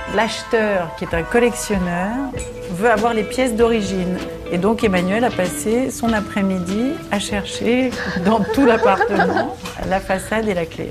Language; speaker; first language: French; native; French